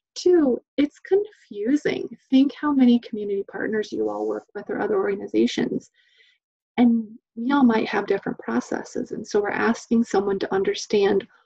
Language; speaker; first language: English; native; English